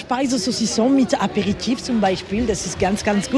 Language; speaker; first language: German; non-native, learner; French